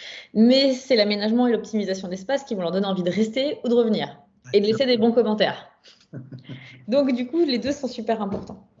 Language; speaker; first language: French; native; French